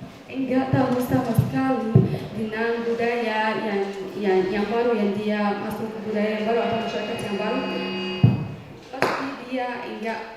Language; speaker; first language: Indonesian; non-native, fluent; Arabic